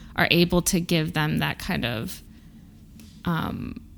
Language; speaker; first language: English; native; English